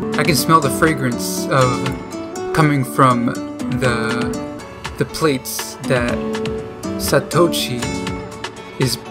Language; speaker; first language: English; native; English